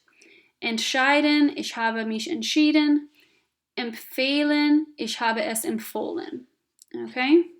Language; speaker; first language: German; non-native, fluent; English